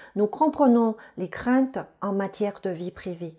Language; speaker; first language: French; non-native, fluent; Chinese